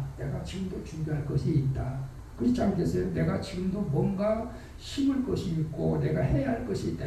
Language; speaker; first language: Korean; native; Korean